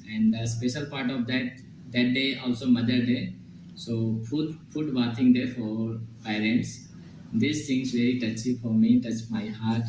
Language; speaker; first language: English; non-native, learner; Hindi